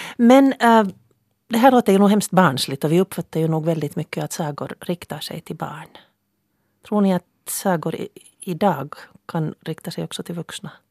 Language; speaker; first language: Swedish; native; Swedish